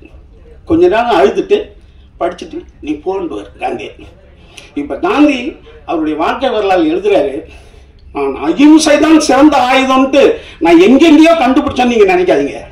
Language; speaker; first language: Tamil; native; Tamil